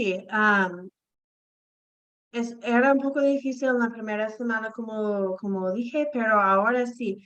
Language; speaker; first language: Spanish; non-native, fluent; English